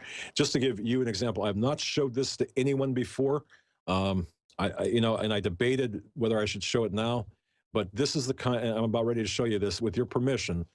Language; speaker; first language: English; native; English